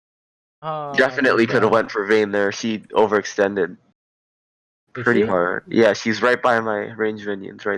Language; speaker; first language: English; native; English